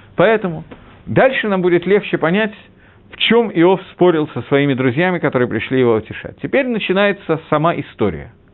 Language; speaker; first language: Russian; early bilingual, heritage; Russian